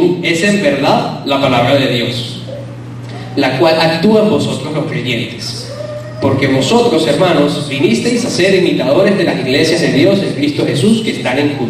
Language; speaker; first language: Spanish; native; Spanish